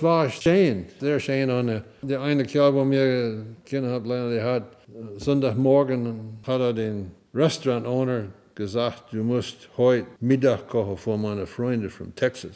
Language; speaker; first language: German; early bilingual, heritage; German